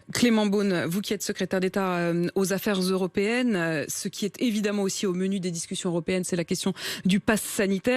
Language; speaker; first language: French; native; French